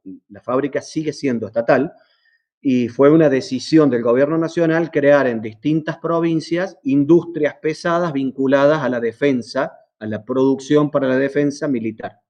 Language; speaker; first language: Spanish; native; Spanish